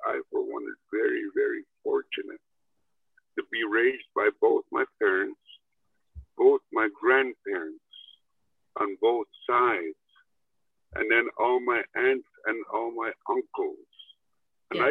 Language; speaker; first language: English; non-native, fluent; Cree